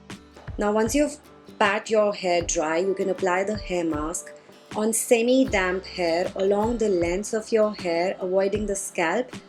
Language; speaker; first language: English; non-native, local second language; Hindi